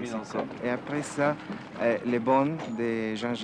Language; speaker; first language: French; non-native, learner; Spanish